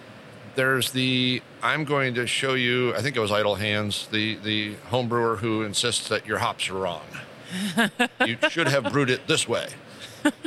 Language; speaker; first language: English; native; English